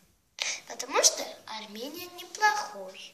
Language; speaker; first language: Russian; non-native, learner; Armenian